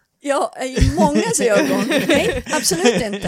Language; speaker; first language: Swedish; non-native, fluent; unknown